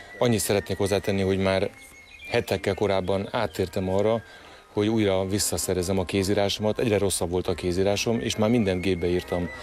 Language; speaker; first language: Hungarian; native; Hungarian